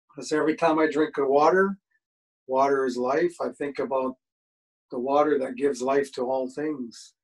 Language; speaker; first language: English; native; English